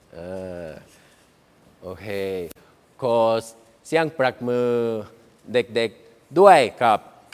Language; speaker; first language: Thai; non-native, learner; Spanish